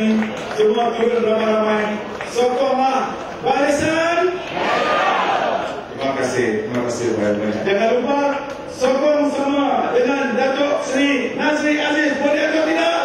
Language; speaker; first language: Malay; non-native, local second language; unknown